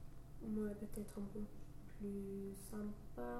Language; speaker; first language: French; non-native, fluent; English